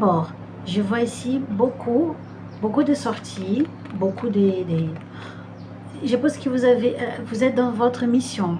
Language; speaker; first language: French; non-native, fluent; Portuguese